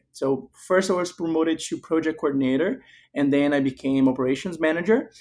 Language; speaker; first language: English; non-native, fluent; Portuguese